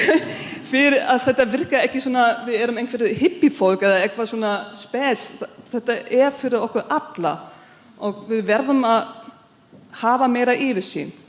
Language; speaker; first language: Icelandic; non-native, learner; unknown